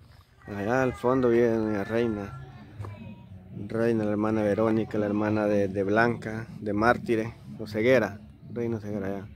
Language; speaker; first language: Spanish; native; Spanish